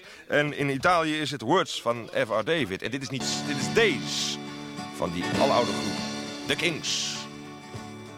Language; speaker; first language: Dutch; native; Dutch